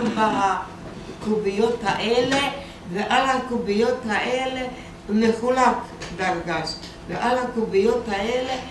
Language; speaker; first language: Hebrew; non-native, fluent; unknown